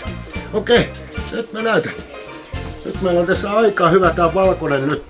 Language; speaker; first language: Finnish; native; Finnish